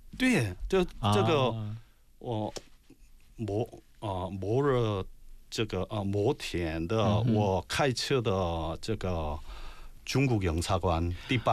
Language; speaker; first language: Chinese; non-native, learner; Korean